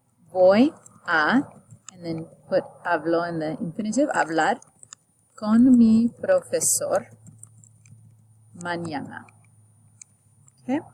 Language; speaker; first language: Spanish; non-native, fluent; English